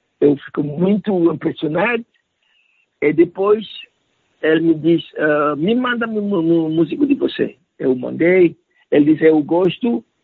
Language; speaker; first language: Portuguese; non-native, learner; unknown